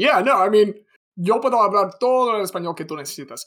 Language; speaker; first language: Spanish; non-native, learner; English